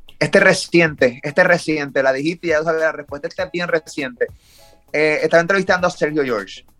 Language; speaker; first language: Spanish; native; Spanish